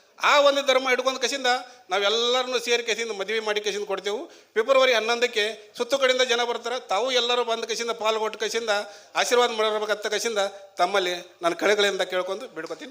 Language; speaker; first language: Kannada; native; Kannada